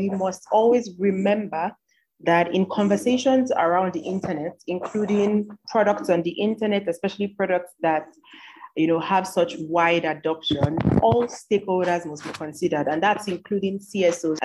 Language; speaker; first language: English; non-native, local second language; Yoruba